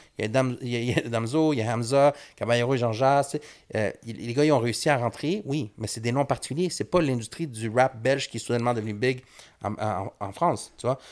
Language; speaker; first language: French; early bilingual, other home language; Spanish